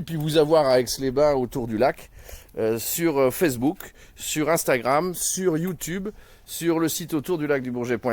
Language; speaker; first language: French; native; French